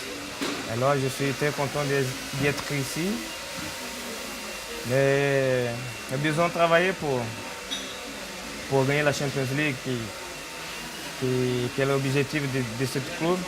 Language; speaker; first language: French; non-native, learner; Portuguese